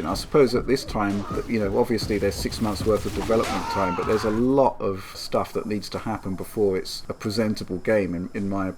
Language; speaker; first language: English; native; English